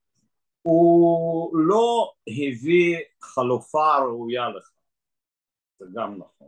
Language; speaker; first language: Hebrew; non-native, fluent; Russian